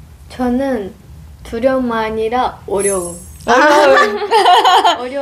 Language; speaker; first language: Korean; non-native, fluent; Japanese